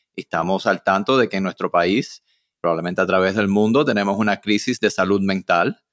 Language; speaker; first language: Spanish; early bilingual, heritage; Spanish